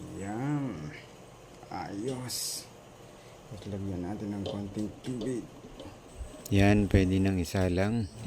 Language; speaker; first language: Filipino; non-native, local second language; Iloko